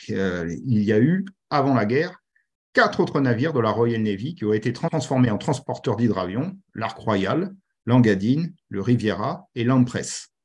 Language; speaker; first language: French; native; French